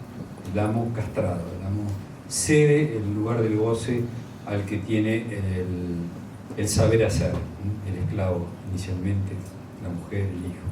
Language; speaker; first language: Spanish; native; Spanish